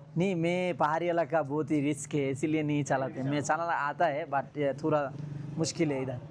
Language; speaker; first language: Hindi; non-native, learner; Bangla